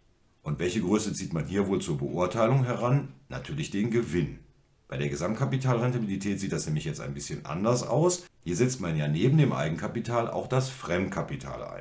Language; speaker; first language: German; native; German